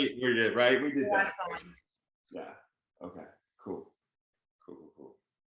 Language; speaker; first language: English; native; English